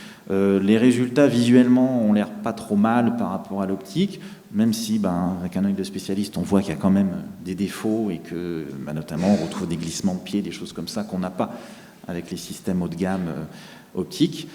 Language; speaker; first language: French; native; French